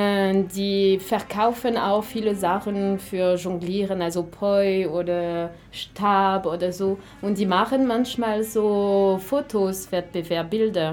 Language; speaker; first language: German; non-native, fluent; French